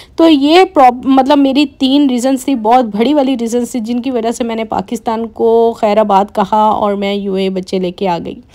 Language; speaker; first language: Urdu; native; Urdu